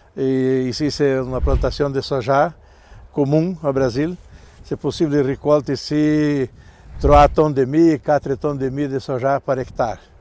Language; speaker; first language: French; non-native, learner; Portuguese